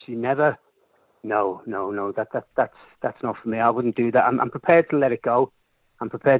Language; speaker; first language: English; native; English